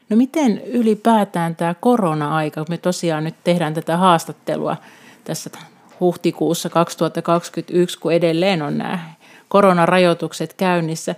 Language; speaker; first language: Finnish; native; Finnish